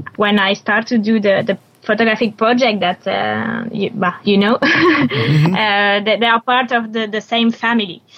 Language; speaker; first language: English; non-native, learner; French